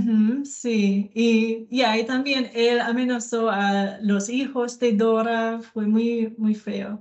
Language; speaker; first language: Spanish; non-native, fluent; English